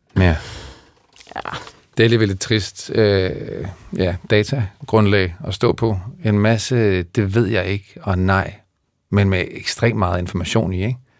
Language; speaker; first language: Danish; native; Danish